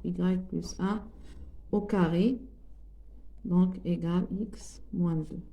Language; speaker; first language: French; non-native, local second language; Arabic